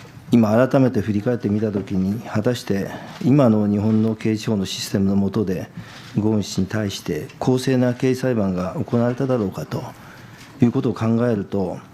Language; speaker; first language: Japanese; native; Japanese